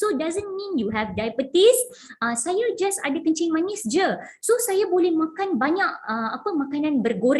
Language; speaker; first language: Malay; non-native, local second language; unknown